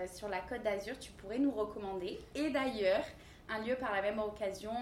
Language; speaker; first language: French; native; French